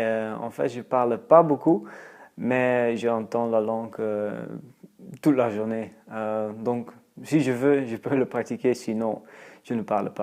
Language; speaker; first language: French; non-native, fluent; Dutch